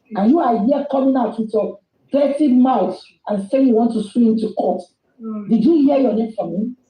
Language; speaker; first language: English; non-native, local second language; Yoruba